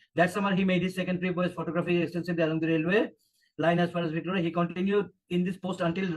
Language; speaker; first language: English; non-native, local second language; Bangla